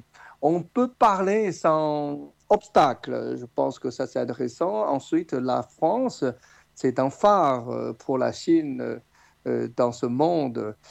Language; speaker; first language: French; non-native, fluent; Chinese